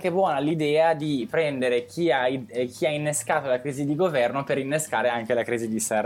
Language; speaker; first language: Italian; native; Italian